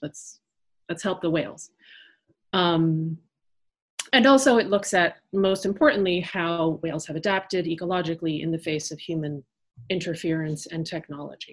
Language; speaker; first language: English; early bilingual, other home language; French